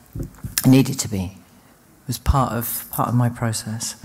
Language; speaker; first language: English; native; English